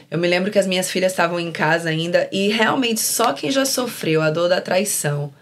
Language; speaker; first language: Portuguese; native; Portuguese